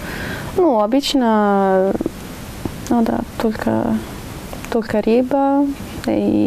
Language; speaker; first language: Russian; non-native, learner; Italian